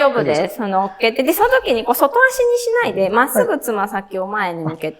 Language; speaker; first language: Japanese; native; Japanese